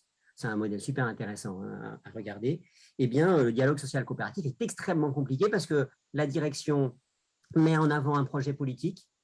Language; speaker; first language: French; native; French